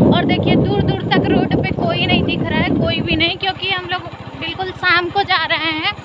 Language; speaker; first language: Hindi; native; Hindi